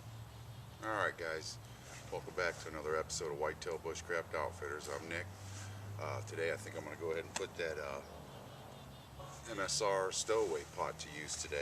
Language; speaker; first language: English; native; English